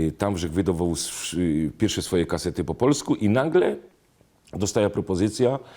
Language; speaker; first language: Polish; native; Polish